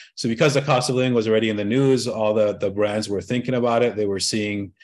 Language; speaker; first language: English; early bilingual, other home language; Arabic